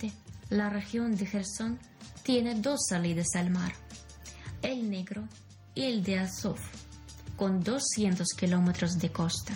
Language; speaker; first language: Spanish; non-native, fluent; Ukrainian